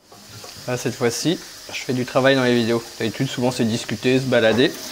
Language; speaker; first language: French; native; French